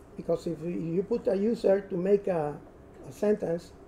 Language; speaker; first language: English; non-native, learner; Spanish